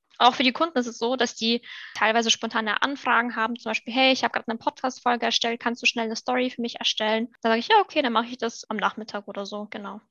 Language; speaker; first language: German; early bilingual, other home language; Russian